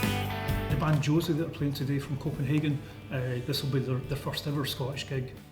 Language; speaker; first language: English; native; English